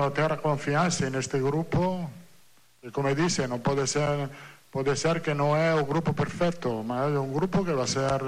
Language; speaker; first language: Portuguese; non-native, learner; Italian